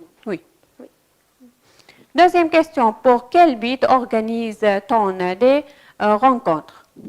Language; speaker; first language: French; non-native, fluent; Arabic